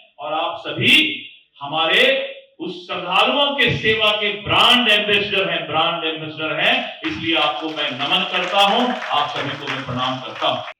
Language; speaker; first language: Hindi; native; Hindi